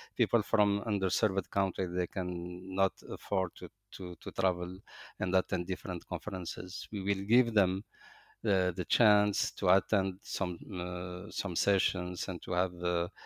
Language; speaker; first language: English; non-native, fluent; Arabic